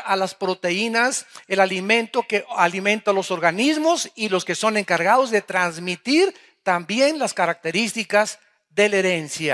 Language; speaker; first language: Spanish; native; Spanish